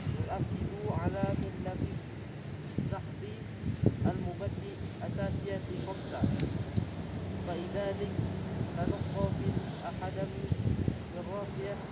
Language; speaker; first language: Arabic; non-native, learner; Indonesian